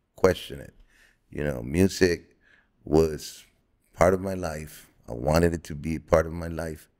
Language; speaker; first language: English; non-native, fluent; Spanish